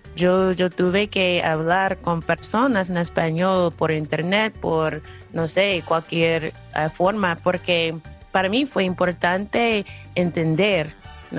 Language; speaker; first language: Spanish; non-native, fluent; English